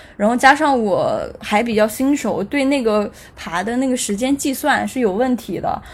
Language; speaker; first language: Chinese; native; Chinese